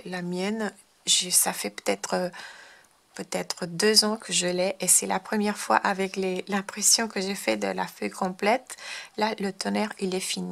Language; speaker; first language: French; non-native, fluent; Spanish